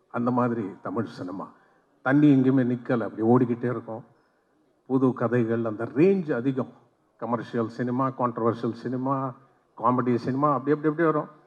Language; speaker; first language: Tamil; non-native, local second language; Telugu